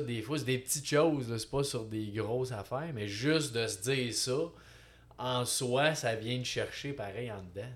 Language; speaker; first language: French; native; French